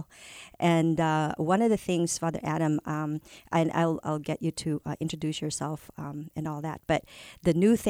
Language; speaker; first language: English; non-native, local second language; Filipino